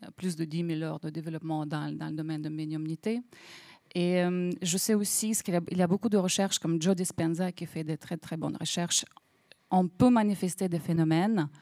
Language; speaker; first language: French; non-native, fluent; Russian